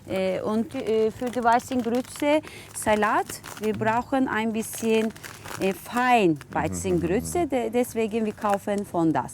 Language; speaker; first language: German; non-native, learner; Turkish